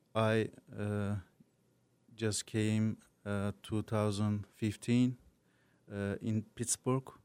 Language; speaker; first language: English; non-native, learner; Turkish